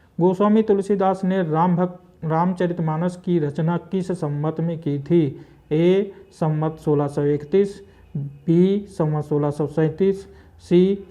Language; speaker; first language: Hindi; native; Hindi